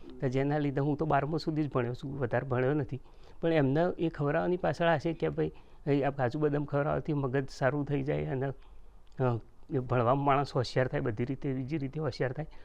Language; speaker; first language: Gujarati; native; Gujarati